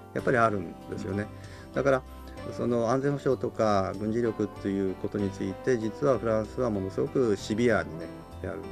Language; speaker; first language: Japanese; native; Japanese